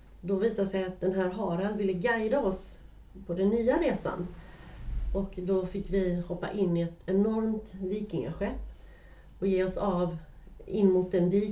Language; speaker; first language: Swedish; native; Swedish